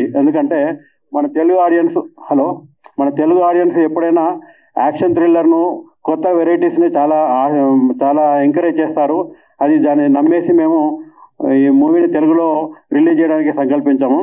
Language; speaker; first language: Telugu; native; Telugu